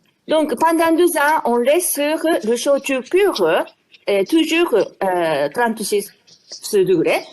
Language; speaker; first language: French; non-native, fluent; Japanese